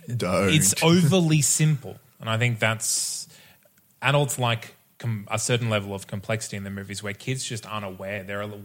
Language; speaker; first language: English; native; English